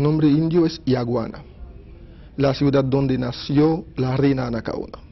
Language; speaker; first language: Spanish; non-native, fluent; Haitian Creole